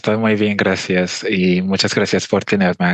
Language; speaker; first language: Spanish; non-native, fluent; English